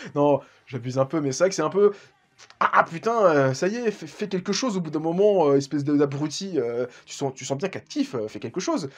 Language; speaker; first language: French; native; French